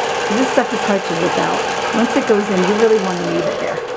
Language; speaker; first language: English; native; English